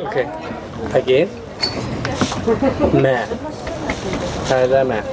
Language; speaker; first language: English; non-native, learner; Arabic